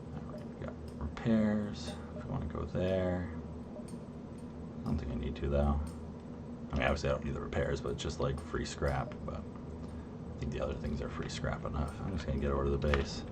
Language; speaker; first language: English; native; English